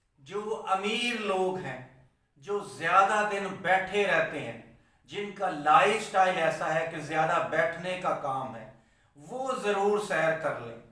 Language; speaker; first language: Urdu; non-native, local second language; Punjabi